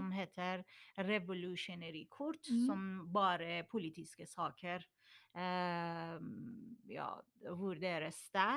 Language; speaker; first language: Norwegian; non-native, learner; Persian